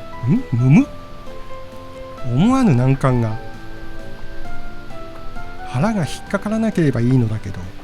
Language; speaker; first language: Japanese; native; Japanese